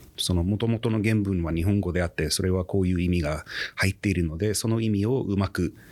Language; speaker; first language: Japanese; non-native, fluent; English